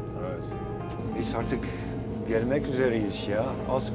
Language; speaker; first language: Turkish; non-native, fluent; Dutch